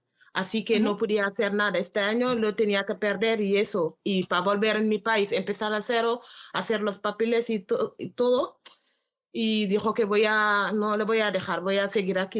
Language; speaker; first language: Spanish; non-native, learner; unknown